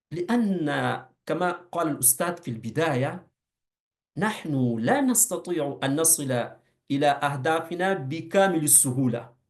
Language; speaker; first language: Arabic; non-native, fluent; Urdu